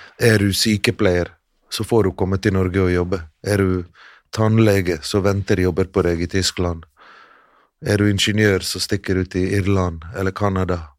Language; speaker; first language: Norwegian; early bilingual, other home language; Bosnian